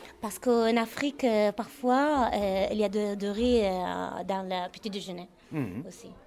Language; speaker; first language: French; non-native, learner; Arabic